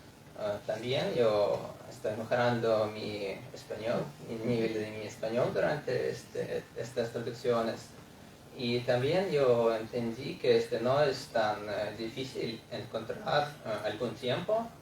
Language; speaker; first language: Spanish; non-native, fluent; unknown